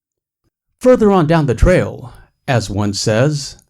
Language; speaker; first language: English; native; English